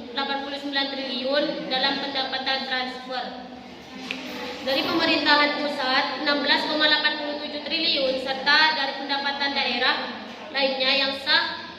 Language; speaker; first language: Indonesian; native; Indonesian